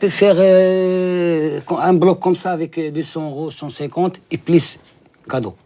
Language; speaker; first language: French; non-native, learner; Arabic